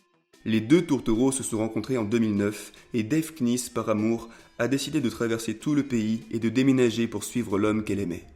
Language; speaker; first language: French; native; French